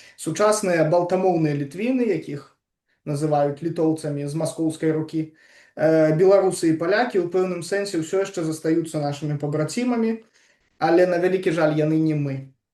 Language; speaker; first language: Belarusian; non-native, local second language; Russian